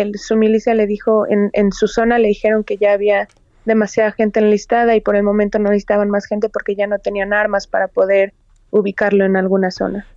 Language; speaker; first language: Spanish; native; Spanish